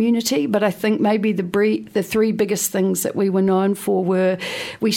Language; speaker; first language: English; native; English